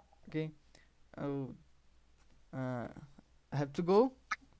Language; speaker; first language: English; non-native, learner; Portuguese